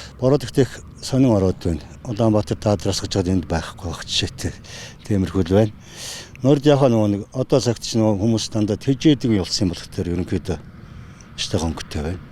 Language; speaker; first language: Mongolian; native; Mongolian